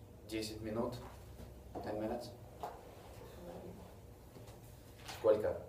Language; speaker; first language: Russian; non-native, fluent; English